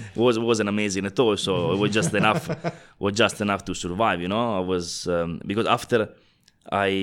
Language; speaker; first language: English; non-native, fluent; Italian